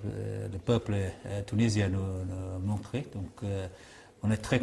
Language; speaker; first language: French; non-native, learner; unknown